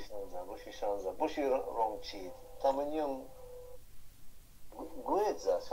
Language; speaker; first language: Chinese; non-native, learner; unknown